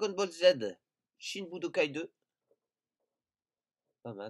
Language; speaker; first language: French; native; French